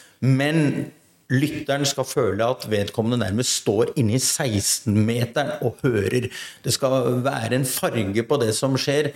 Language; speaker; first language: Norwegian; native; Norwegian